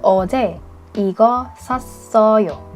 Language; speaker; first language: Korean; non-native, fluent; Indonesian